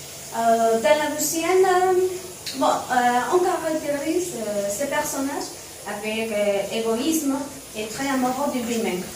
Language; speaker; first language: French; non-native, learner; Spanish